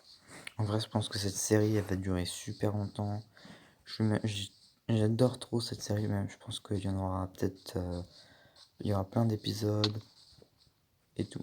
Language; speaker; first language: French; native; French